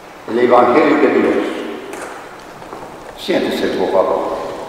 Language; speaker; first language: Spanish; non-native, fluent; English